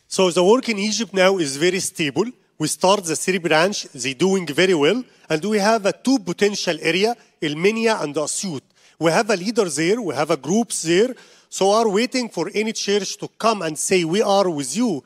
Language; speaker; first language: English; non-native, learner; Arabic